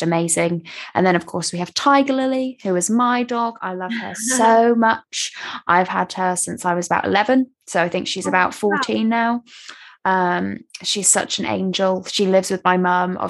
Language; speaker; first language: English; native; English